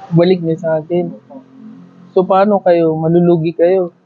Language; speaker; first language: Filipino; non-native, learner; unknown